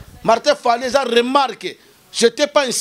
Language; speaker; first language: French; non-native, local second language; Lingala